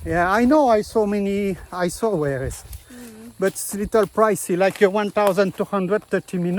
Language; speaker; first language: English; non-native, learner; French